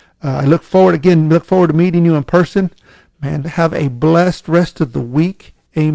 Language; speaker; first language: English; native; English